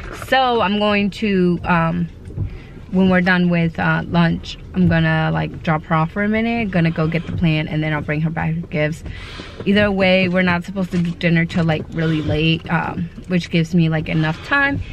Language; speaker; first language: English; early bilingual, other home language; Spanish